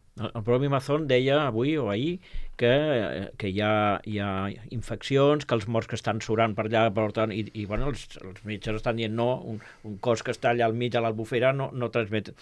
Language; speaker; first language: Catalan; native; Catalan